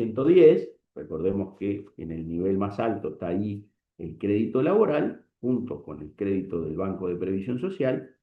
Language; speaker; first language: Spanish; native; Spanish